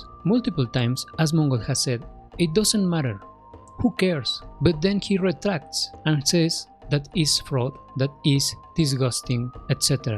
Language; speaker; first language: English; non-native, fluent; Spanish